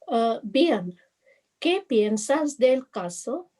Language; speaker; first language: Spanish; non-native, learner; English